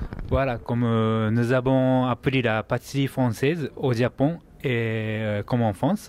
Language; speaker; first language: French; non-native, fluent; Japanese